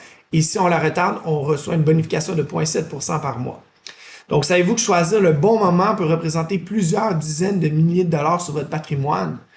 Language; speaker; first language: French; native; French